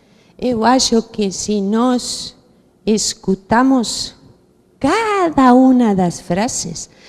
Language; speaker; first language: Portuguese; non-native, fluent; Spanish